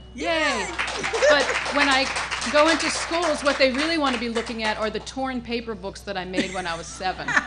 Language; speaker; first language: English; native; English